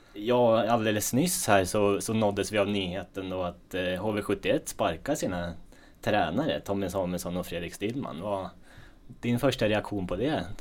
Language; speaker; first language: Swedish; native; Swedish